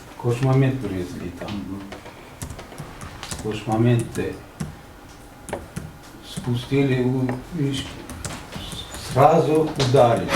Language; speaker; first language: Russian; non-native, learner; Uzbek